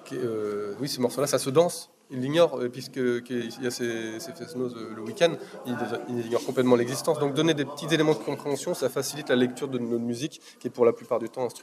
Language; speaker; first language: French; native; French